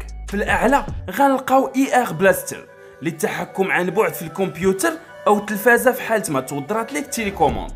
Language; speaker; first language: Arabic; native; Arabic